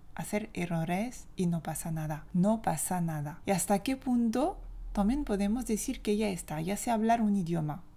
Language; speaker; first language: Spanish; non-native, fluent; French